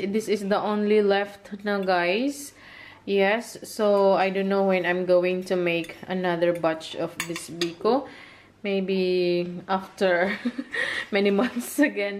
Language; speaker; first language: English; non-native, local second language; Filipino